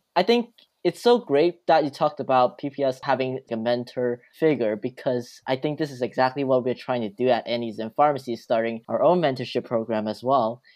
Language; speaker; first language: English; early bilingual, other home language; Cantonese